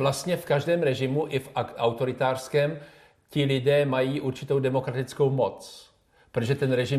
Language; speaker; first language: Czech; native; Czech